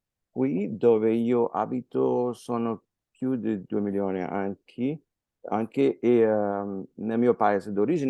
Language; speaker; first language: Italian; non-native, fluent; Spanish